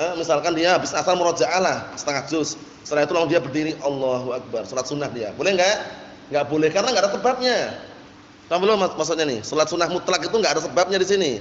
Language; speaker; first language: Indonesian; native; Indonesian